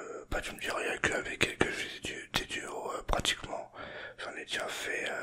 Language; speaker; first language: French; native; French